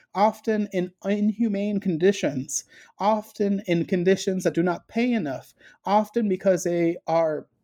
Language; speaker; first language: English; early bilingual, other home language; Spanish